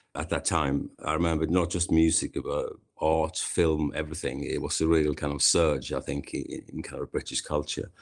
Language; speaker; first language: English; non-native, fluent; Swedish